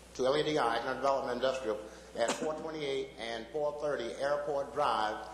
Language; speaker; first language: English; native; English